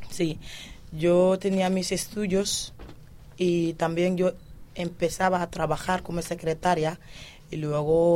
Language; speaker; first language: Spanish; non-native, fluent; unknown